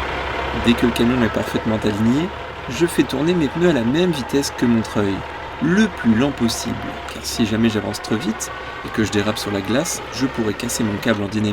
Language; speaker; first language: French; native; French